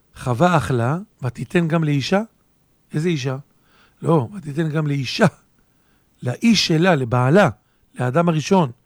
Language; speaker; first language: Hebrew; native; Hebrew